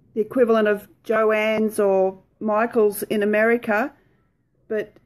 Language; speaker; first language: English; native; English